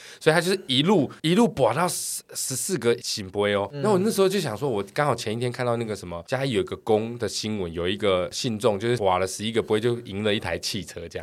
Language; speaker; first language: Chinese; native; Chinese